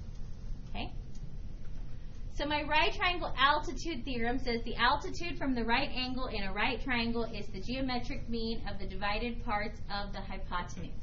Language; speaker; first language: English; native; English